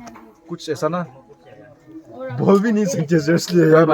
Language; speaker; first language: Hindi; non-native, local second language; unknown